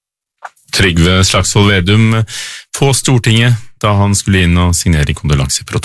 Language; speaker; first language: Norwegian; native; Norwegian